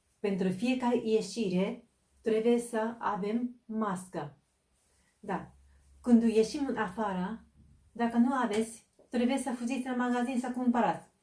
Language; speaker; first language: Romanian; non-native, fluent; Japanese